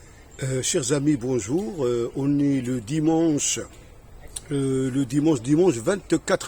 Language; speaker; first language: French; native; French